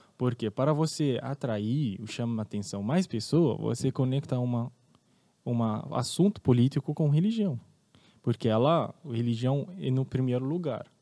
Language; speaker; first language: Portuguese; non-native, fluent; Arabic